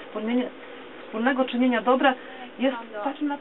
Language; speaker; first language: Polish; native; Polish